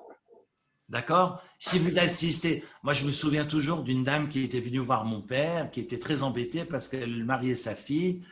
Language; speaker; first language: French; native; French